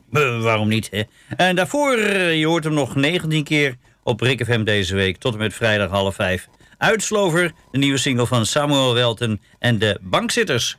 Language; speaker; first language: Dutch; native; Dutch